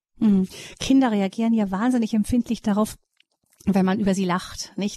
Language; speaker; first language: German; native; German